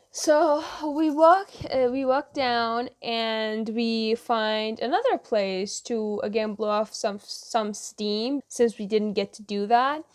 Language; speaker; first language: English; non-native, fluent; Persian